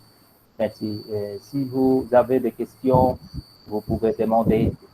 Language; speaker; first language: French; non-native, fluent; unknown